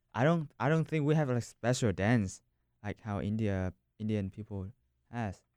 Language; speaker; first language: English; non-native, fluent; Vietnamese